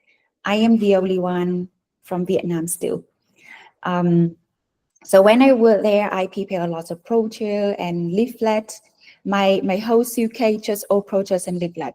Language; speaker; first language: English; non-native, fluent; Vietnamese